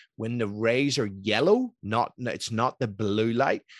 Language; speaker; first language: English; native; English